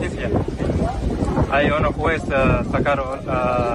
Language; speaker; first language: Spanish; non-native, learner; Arabic